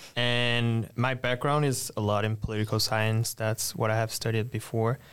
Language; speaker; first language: English; non-native, fluent; Portuguese